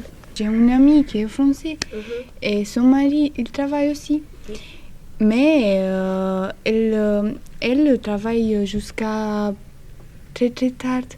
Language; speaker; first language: French; non-native, learner; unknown